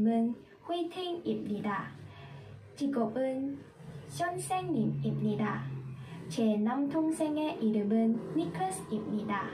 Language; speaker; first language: Korean; non-native, learner; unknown